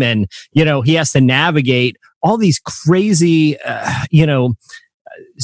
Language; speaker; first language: English; native; English